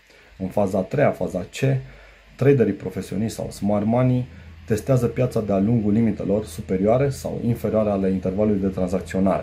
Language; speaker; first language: Romanian; native; Romanian